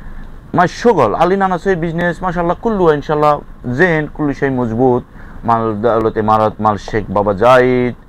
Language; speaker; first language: Arabic; non-native, learner; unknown